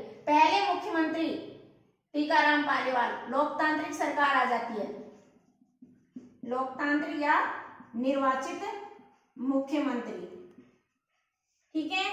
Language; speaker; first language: Hindi; native; Hindi